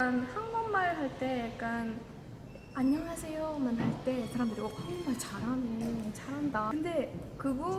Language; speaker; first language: Korean; non-native, fluent; Estonian